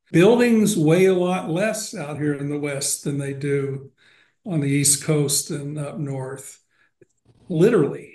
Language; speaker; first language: English; native; English